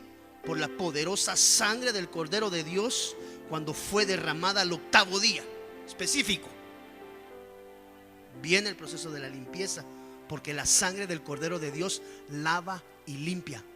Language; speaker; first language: Spanish; native; Spanish